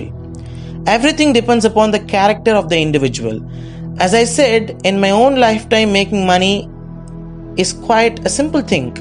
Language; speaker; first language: English; non-native, local second language; Tamil